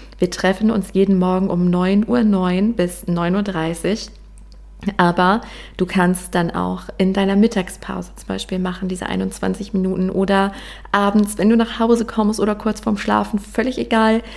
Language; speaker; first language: German; native; German